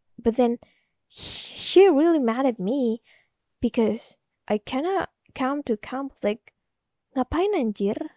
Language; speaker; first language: English; non-native, learner; Indonesian